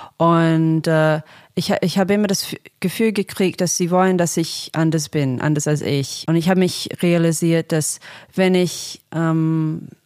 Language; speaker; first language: German; non-native, fluent; English